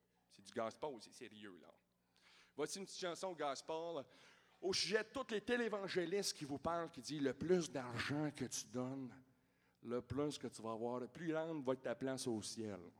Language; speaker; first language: French; native; French